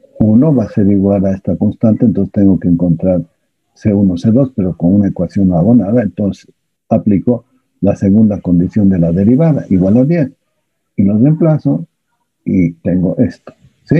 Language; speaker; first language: Spanish; native; Spanish